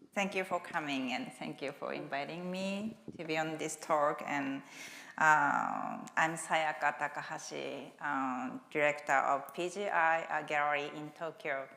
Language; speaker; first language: English; non-native, fluent; Japanese